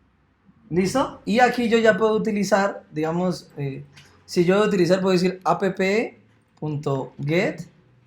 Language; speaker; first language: Spanish; native; Spanish